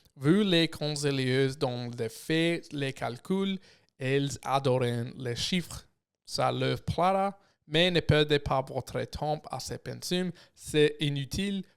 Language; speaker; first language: French; non-native, learner; English